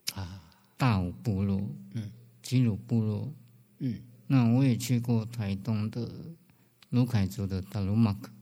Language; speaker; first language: Chinese; native; Chinese